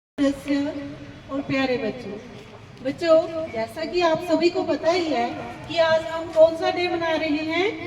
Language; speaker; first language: Hindi; native; Hindi